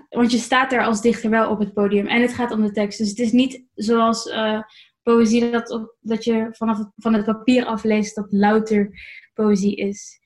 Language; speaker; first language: Dutch; native; Dutch